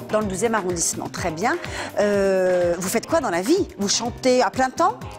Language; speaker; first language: French; native; French